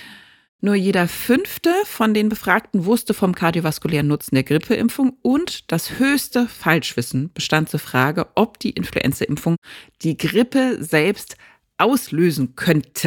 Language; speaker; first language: German; native; German